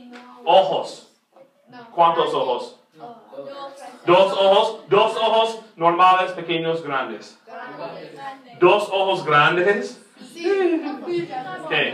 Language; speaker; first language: Spanish; non-native, fluent; English